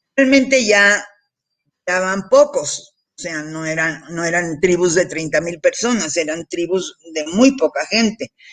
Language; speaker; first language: Spanish; early bilingual, heritage; Spanish